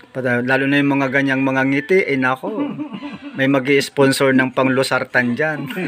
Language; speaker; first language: Filipino; non-native, local second language; Bikol